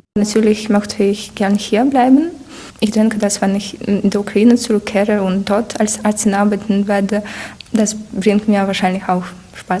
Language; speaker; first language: German; non-native, learner; Ukrainian